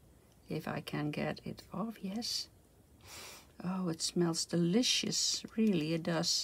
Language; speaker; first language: English; non-native, fluent; Dutch